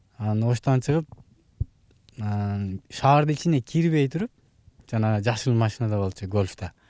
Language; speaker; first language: Kyrgyz; non-native, local second language; Uzbek